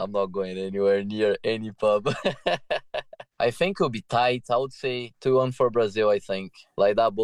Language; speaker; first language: English; non-native, fluent; Portuguese